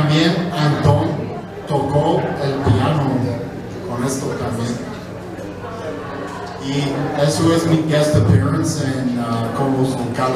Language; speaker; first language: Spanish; non-native, fluent; English